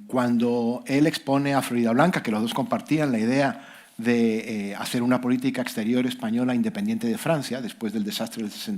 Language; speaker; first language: Spanish; native; Spanish